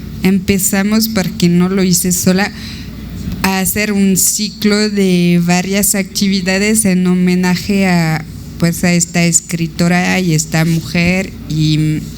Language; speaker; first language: Spanish; non-native, fluent; French